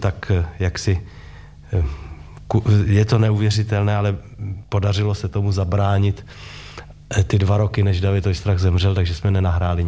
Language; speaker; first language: Czech; native; Czech